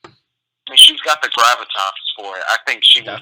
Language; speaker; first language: English; native; English